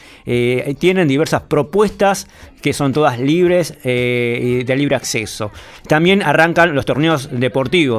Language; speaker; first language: Spanish; native; Spanish